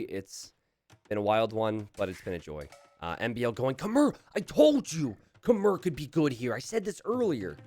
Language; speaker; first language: English; native; English